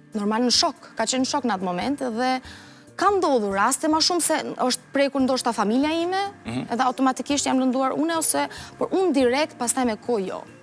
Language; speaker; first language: Albanian; early bilingual, heritage; Albanian